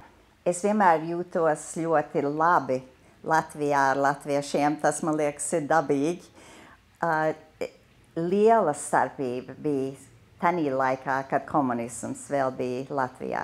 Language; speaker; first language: Latvian; early bilingual, heritage; English